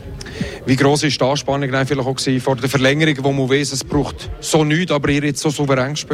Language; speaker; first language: German; native; German